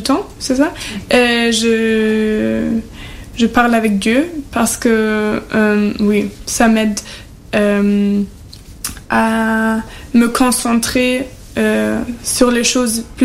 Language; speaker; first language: French; non-native, learner; German